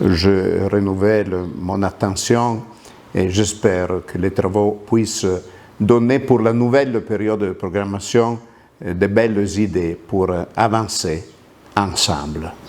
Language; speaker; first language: French; non-native, local second language; Italian